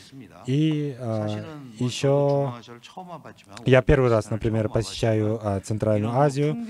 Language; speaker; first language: Russian; non-native, fluent; Korean